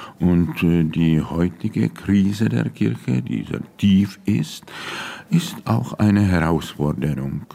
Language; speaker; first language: German; non-native, fluent; Czech